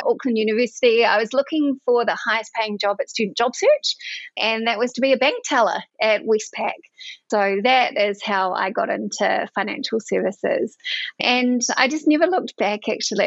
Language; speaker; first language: English; native; English